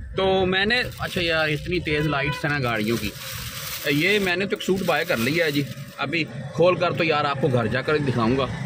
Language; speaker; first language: Urdu; non-native, local second language; Punjabi